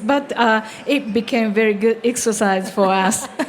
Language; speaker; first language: English; non-native, learner; Japanese